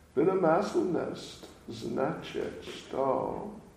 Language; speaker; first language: Russian; non-native, learner; English